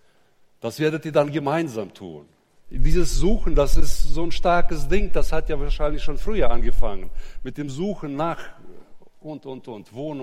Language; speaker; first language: German; native; German